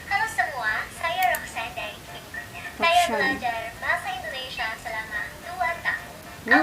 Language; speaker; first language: Indonesian; non-native, fluent; Filipino